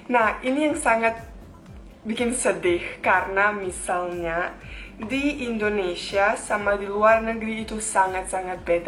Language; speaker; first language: Indonesian; non-native, fluent; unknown